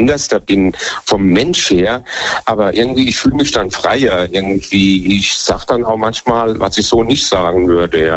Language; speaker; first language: German; native; German